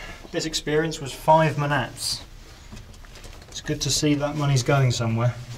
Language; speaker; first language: English; native; English